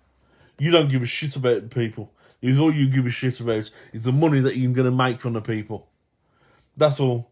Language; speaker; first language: English; native; English